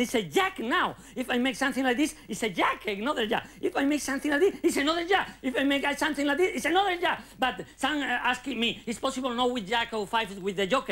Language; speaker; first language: English; non-native, learner; Spanish